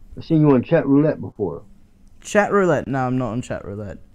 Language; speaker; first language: English; native; English